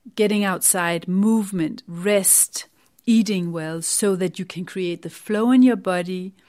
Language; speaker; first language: English; non-native, fluent; Danish